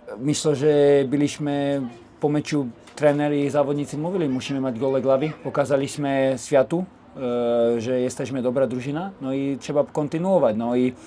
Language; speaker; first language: Polish; non-native, learner; Slovak